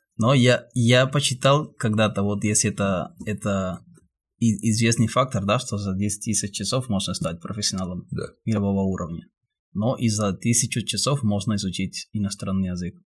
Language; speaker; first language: Russian; non-native, fluent; Spanish